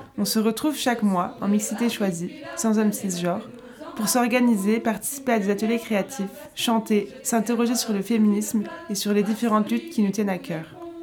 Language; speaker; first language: French; native; French